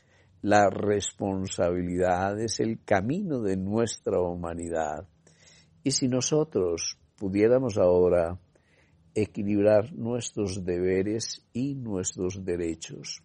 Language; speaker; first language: Spanish; native; Spanish